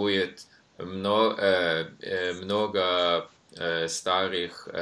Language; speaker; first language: Russian; non-native, learner; Norwegian